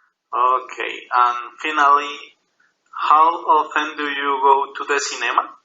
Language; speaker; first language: English; non-native, learner; Spanish